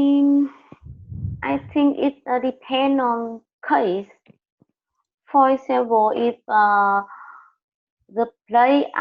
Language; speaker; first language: English; non-native, learner; Vietnamese